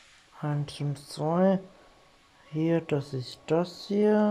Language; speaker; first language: German; non-native, learner; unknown